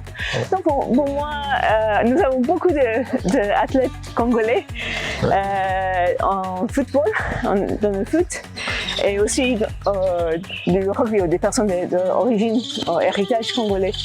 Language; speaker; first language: French; non-native, fluent; English